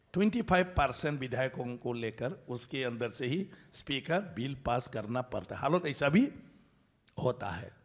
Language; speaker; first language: Hindi; non-native, local second language; Bodo